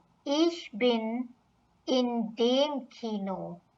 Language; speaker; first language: German; non-native, fluent; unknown